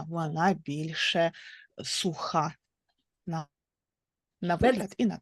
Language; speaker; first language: Ukrainian; native; Ukrainian